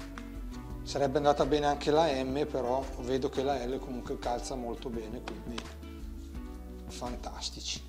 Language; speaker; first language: Italian; native; Italian